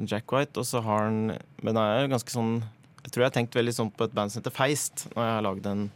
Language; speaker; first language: Norwegian; native; Norwegian